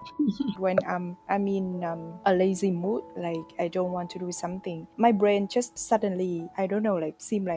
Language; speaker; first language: English; non-native, fluent; Vietnamese